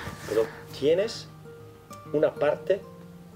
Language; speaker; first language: Spanish; non-native, learner; Polish